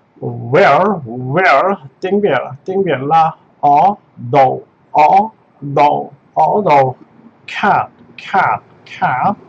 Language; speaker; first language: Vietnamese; non-native, learner; Korean